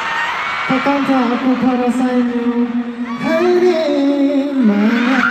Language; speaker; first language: Filipino; non-native, learner; Korean